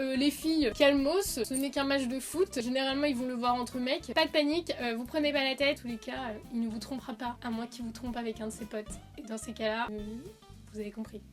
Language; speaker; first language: French; early bilingual, other home language; Portuguese